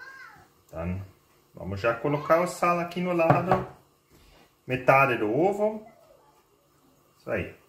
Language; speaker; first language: Portuguese; non-native, fluent; German